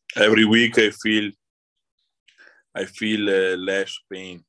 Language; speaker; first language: English; non-native, learner; Italian